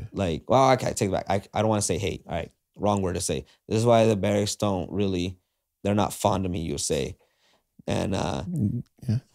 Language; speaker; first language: English; native; English